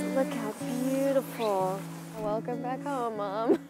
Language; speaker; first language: English; native; English